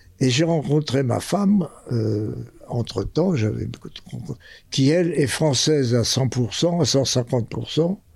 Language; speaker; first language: French; early bilingual, other home language; Spanish